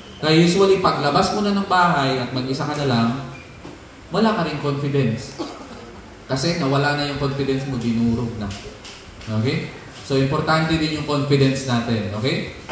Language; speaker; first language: Filipino; non-native, local second language; Cebuano